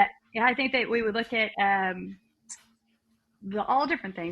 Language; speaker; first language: English; native; English